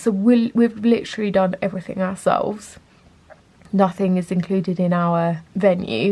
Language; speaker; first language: English; native; English